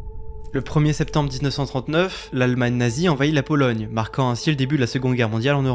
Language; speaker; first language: French; native; French